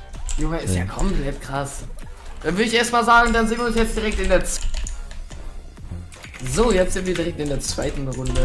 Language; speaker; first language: German; native; German